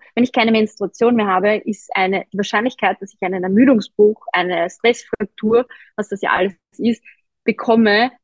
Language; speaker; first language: German; native; German